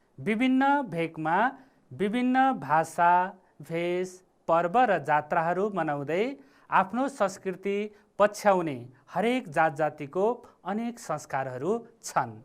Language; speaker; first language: Nepali; native; Nepali